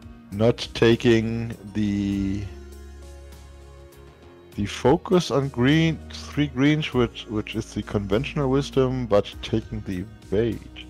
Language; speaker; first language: English; non-native, fluent; German